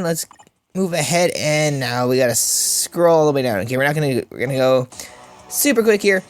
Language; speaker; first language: English; native; English